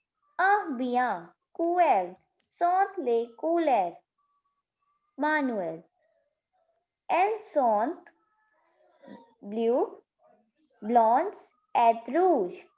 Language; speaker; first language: French; non-native, learner; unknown